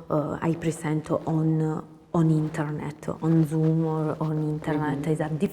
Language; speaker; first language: English; non-native, learner; Italian